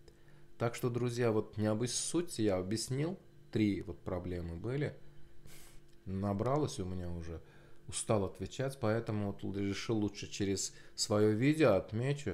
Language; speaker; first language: Russian; non-native, local second language; Azerbaijani